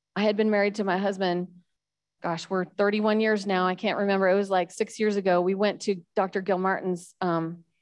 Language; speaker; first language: English; native; English